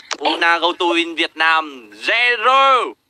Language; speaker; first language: English; non-native, learner; Vietnamese